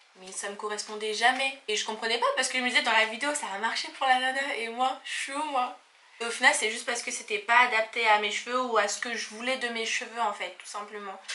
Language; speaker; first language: French; native; French